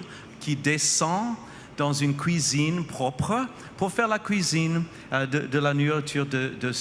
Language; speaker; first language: French; non-native, fluent; English